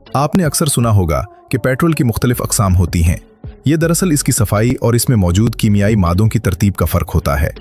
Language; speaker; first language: Urdu; native; Urdu